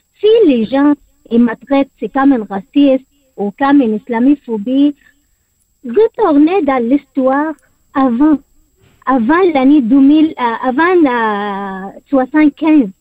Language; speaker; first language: French; non-native, learner; Arabic